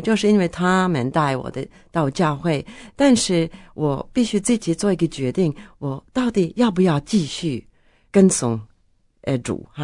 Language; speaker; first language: Chinese; non-native, fluent; Norwegian